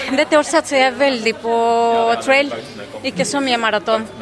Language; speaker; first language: Norwegian; non-native, fluent; Spanish